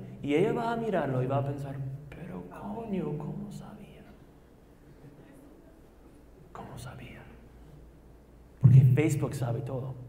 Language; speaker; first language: Spanish; non-native, fluent; English